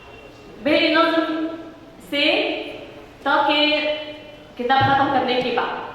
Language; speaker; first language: Hindi; non-native, fluent; Arabic